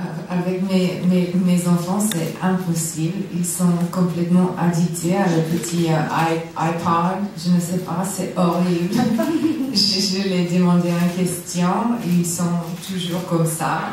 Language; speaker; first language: French; non-native, learner; English